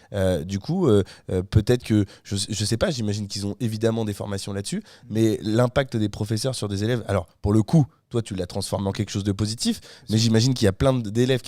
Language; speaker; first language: French; native; French